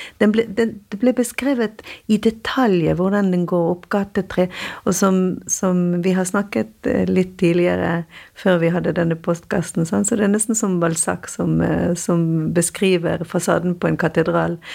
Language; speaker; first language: Norwegian; non-native, fluent; Spanish